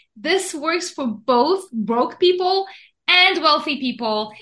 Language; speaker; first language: English; non-native, fluent; Persian